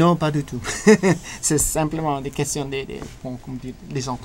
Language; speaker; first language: French; non-native, learner; English